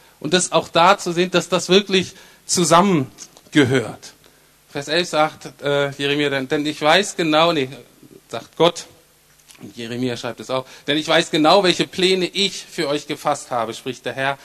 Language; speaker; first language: German; native; German